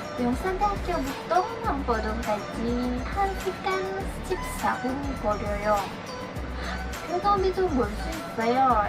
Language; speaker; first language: Korean; non-native, learner; Indonesian